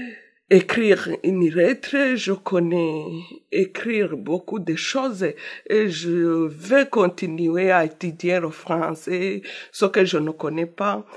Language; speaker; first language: French; non-native, learner; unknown